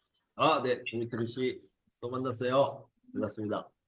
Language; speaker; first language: Korean; native; Korean